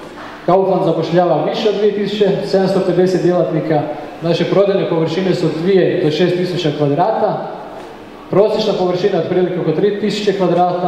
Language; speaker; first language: Croatian; native; Croatian